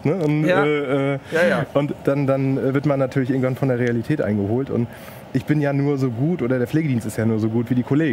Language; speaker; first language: German; native; German